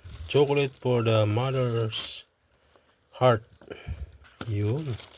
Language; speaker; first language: English; non-native, local second language; Filipino